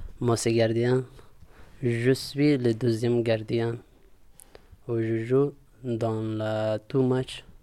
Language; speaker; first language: French; non-native, learner; Pashto